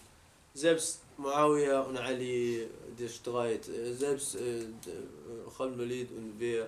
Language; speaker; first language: German; non-native, learner; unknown